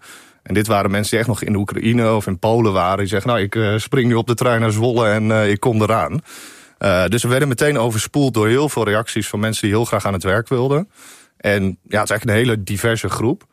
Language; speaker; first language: Dutch; native; Dutch